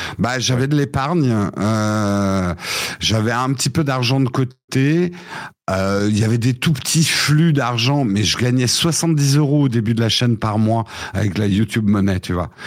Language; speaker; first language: French; early bilingual, other home language; English